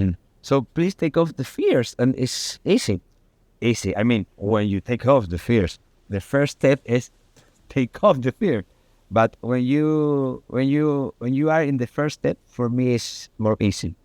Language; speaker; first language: English; non-native, learner; Spanish